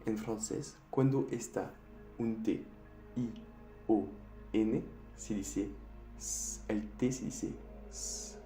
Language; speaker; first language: Spanish; non-native, fluent; French